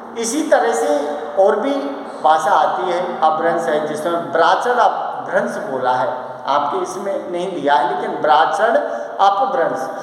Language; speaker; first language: Hindi; native; Hindi